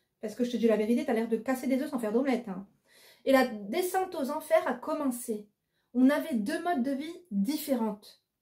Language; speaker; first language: French; native; French